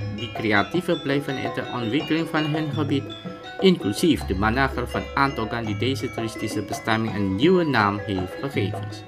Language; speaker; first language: Dutch; non-native, fluent; Indonesian